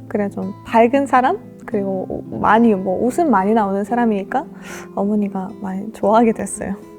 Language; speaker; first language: Korean; non-native, fluent; Russian